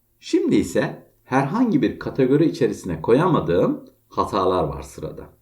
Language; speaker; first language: Turkish; native; Turkish